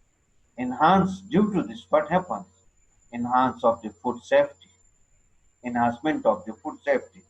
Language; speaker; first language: English; non-native, local second language; Urdu